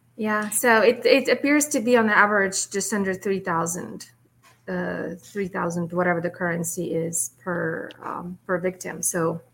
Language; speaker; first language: English; non-native, fluent; Russian